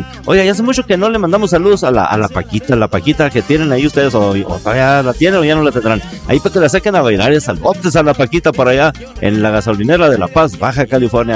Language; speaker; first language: Spanish; native; Spanish